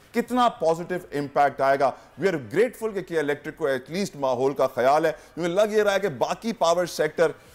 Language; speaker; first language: Urdu; native; Urdu